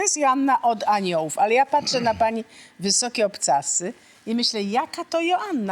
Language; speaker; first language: Polish; native; Polish